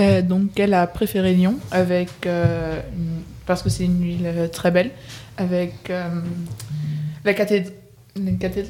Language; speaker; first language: French; native; French